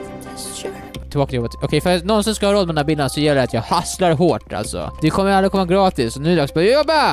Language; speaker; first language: Swedish; native; Swedish